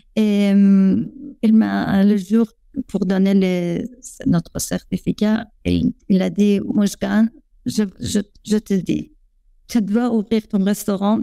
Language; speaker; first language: French; non-native, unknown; Persian